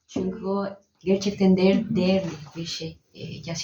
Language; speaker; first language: Turkish; non-native, learner; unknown